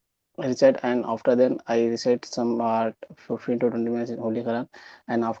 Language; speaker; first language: English; non-native, learner; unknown